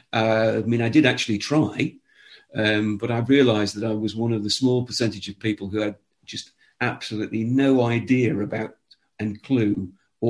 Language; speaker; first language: English; native; English